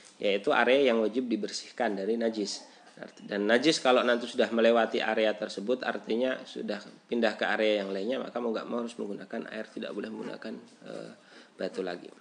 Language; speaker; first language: Indonesian; native; Indonesian